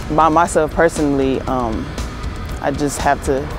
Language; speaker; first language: English; native; English